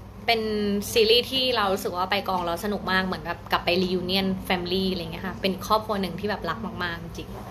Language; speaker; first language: Thai; native; Thai